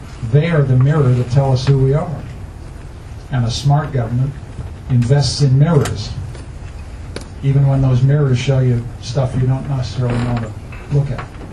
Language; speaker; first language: English; native; English